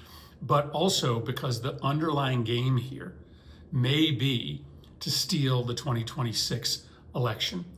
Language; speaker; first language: English; native; English